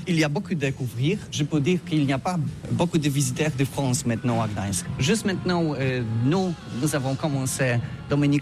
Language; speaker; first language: French; non-native, learner; Polish